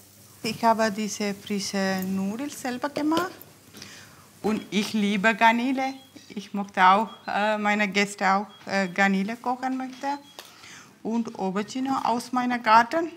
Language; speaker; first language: German; non-native, learner; Tamil